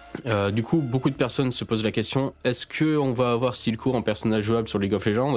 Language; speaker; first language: French; native; French